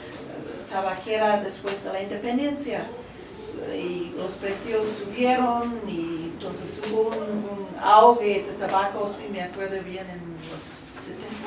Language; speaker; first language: Spanish; non-native, fluent; English